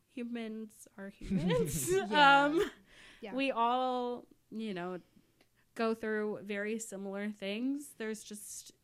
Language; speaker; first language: English; native; English